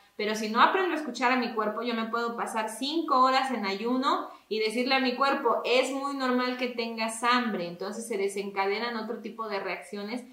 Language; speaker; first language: Spanish; native; Spanish